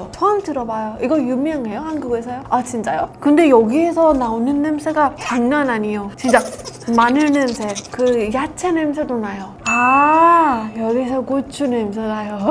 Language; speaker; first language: Korean; non-native, fluent; Persian